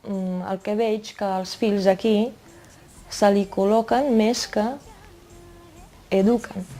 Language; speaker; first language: Catalan; non-native, fluent; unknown